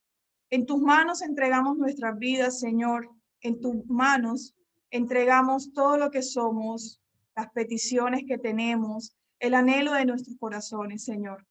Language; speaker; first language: Spanish; native; Spanish